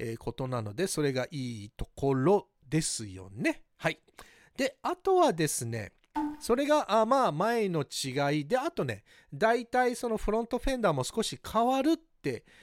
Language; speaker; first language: Japanese; early bilingual, heritage; Japanese